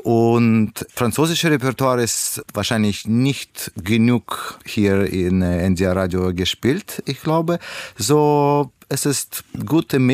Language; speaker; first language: German; non-native, learner; Russian